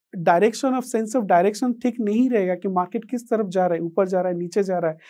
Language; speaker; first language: Hindi; non-native, local second language; Odia